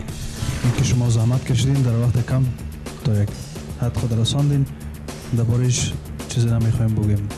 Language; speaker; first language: Persian; non-native, local second language; Pashto